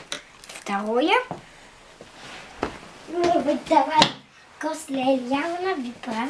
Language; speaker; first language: Russian; early bilingual, heritage; Russian